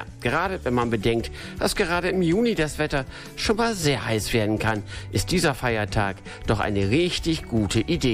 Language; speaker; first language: German; native; German